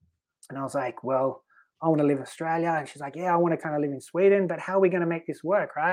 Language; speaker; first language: English; native; English